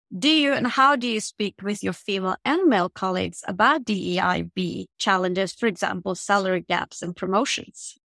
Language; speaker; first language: English; non-native, fluent; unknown